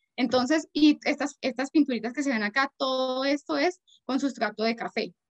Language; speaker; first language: Spanish; native; Spanish